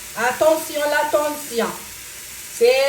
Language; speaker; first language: French; non-native, local second language; Arabic